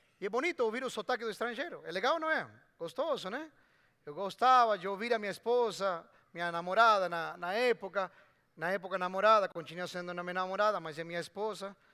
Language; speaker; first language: Portuguese; non-native, fluent; Spanish